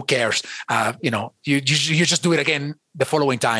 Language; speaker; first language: English; non-native, fluent; Spanish